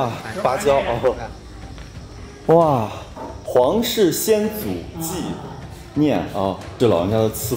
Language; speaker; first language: Chinese; native; Chinese